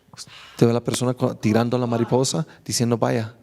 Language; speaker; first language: Spanish; native; Spanish